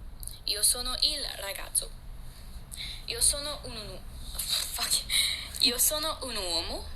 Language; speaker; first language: Italian; non-native, learner; French